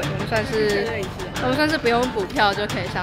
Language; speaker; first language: Chinese; native; Chinese